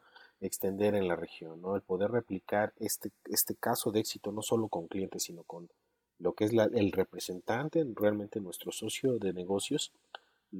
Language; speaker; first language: Spanish; native; Spanish